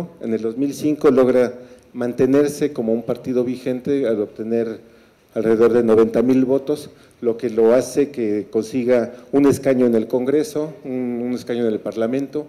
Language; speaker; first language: Spanish; native; Spanish